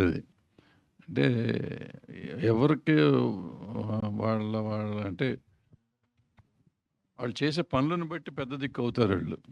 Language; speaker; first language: Telugu; native; Telugu